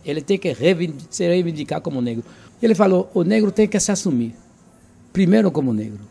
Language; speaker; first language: Portuguese; non-native, fluent; Spanish